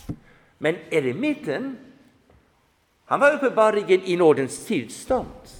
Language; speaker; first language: Swedish; non-native, fluent; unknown